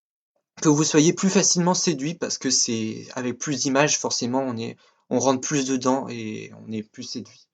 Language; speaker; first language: French; native; French